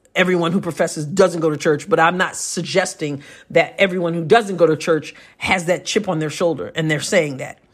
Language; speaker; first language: English; native; English